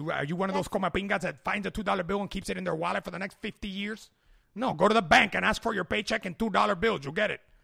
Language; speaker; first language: English; early bilingual, other home language; Spanish